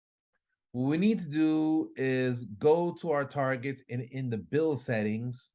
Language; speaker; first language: English; native; English